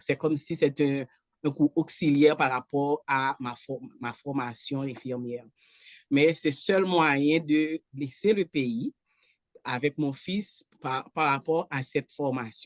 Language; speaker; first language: French; non-native, local second language; Haitian Creole